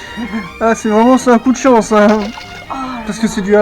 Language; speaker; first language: French; native; French